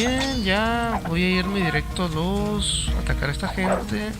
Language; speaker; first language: Spanish; native; Spanish